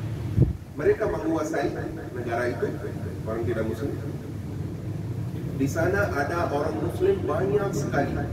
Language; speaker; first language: Indonesian; non-native, fluent; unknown